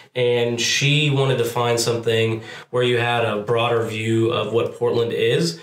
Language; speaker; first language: English; native; English